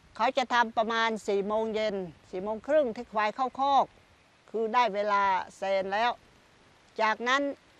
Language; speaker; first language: Thai; non-native, local second language; Khmer